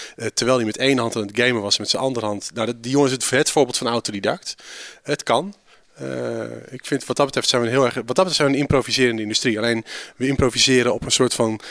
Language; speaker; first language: Dutch; native; Dutch